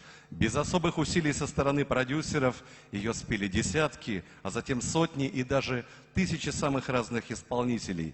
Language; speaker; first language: Russian; native; Russian